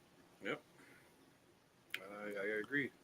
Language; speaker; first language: English; native; English